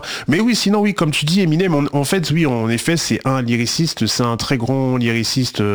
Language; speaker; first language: French; native; French